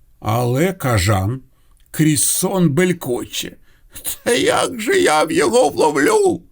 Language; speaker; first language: Ukrainian; non-native, local second language; Russian